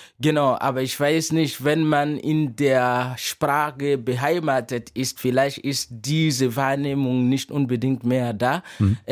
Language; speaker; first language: German; non-native, fluent; Mossi